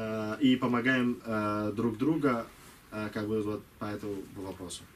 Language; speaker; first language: Russian; non-native, learner; Kurdish